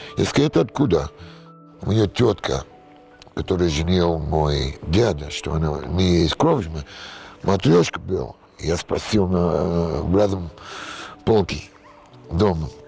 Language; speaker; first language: Russian; non-native, learner; English